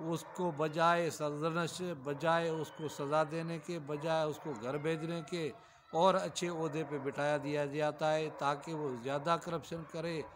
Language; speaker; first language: Urdu; native; Urdu